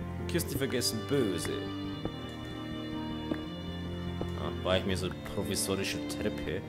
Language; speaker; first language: German; native; German